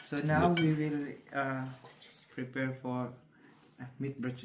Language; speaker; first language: English; non-native, local second language; Filipino